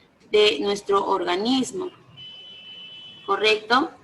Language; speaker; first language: Spanish; native; Spanish